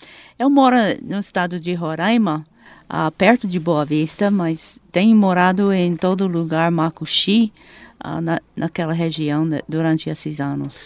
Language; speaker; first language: Portuguese; non-native, fluent; English